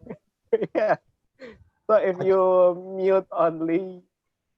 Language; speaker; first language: English; non-native, learner; Indonesian